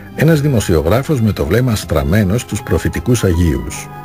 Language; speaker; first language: Greek; native; Greek